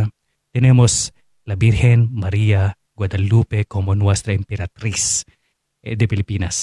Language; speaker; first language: Spanish; non-native, fluent; Filipino